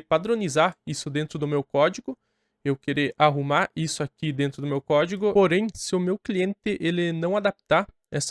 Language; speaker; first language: Portuguese; native; Portuguese